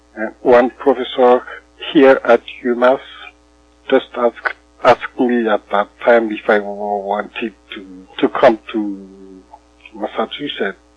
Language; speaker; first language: English; non-native, fluent; Malagasy